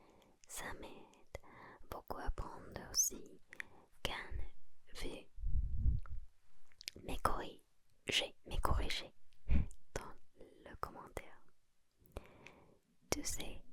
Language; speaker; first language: French; non-native, learner; Spanish